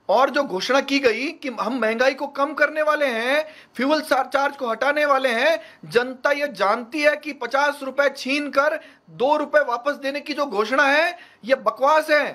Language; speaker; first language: Hindi; native; Hindi